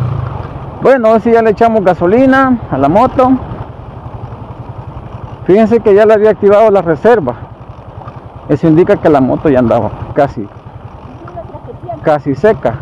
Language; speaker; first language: Spanish; native; Spanish